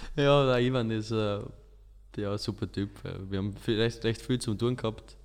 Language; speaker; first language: German; native; German